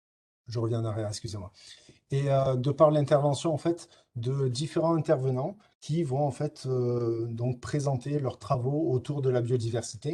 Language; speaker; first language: French; native; French